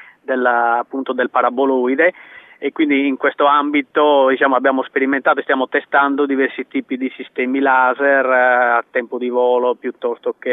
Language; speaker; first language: Italian; native; Italian